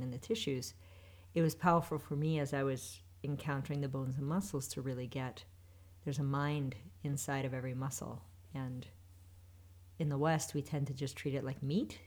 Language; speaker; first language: English; native; English